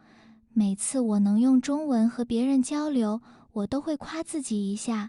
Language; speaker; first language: Chinese; non-native, fluent; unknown